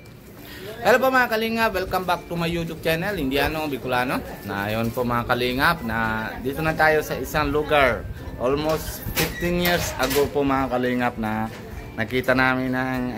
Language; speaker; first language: Filipino; non-native, fluent; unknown